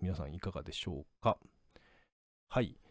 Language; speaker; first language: Japanese; native; Japanese